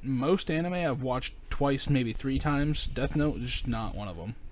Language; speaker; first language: English; native; English